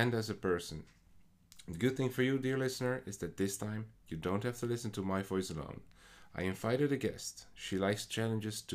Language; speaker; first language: English; non-native, fluent; Dutch